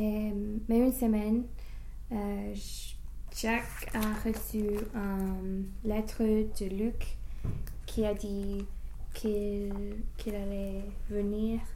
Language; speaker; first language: French; non-native, learner; English